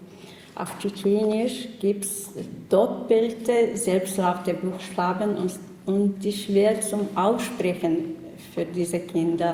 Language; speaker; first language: German; non-native, learner; Chechen